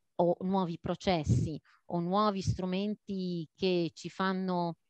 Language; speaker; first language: Italian; non-native, fluent; Maltese